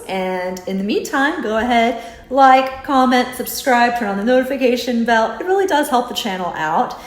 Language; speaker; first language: English; native; English